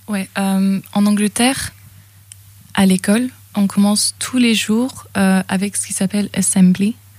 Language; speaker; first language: French; early bilingual, other home language; English